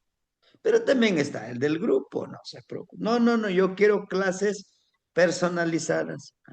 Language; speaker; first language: Spanish; native; Spanish